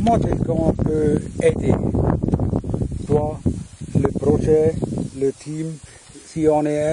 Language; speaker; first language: French; non-native, fluent; German